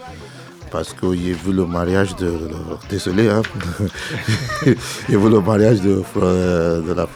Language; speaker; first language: French; non-native, learner; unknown